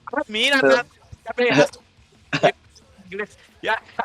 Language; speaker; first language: Spanish; native; Spanish